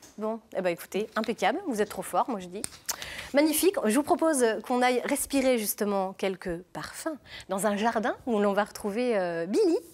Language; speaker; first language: French; native; French